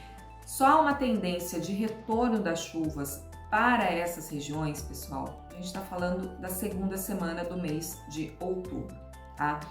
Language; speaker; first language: Portuguese; native; Portuguese